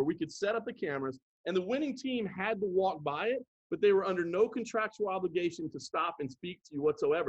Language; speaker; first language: English; native; English